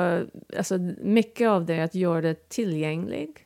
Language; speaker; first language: Swedish; non-native, fluent; English